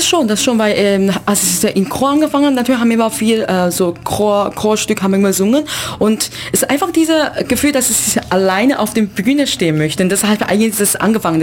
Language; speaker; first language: German; non-native, learner; Chinese